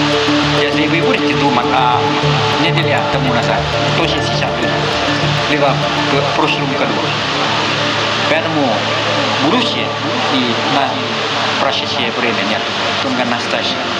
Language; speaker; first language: Russian; non-native, learner; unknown